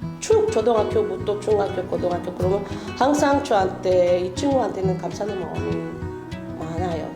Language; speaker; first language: Korean; non-native, learner; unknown